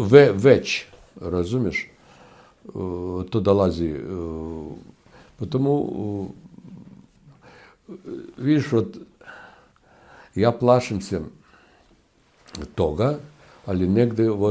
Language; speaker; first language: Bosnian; non-native, learner; Russian